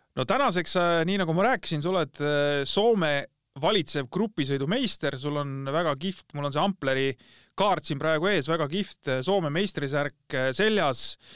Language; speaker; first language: Estonian; native; Estonian